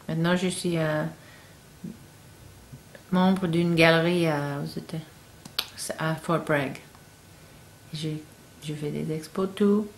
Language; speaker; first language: French; non-native, learner; English